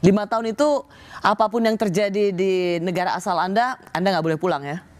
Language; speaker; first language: Indonesian; native; Indonesian